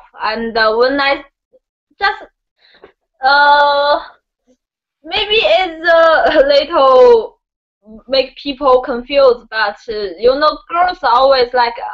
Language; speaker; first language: English; non-native, learner; Chinese